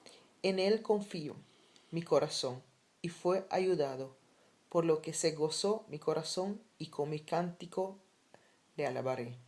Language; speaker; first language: Spanish; non-native, fluent; Papiamento